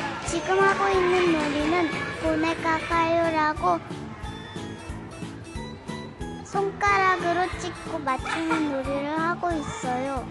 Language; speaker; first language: Korean; early bilingual, heritage; Korean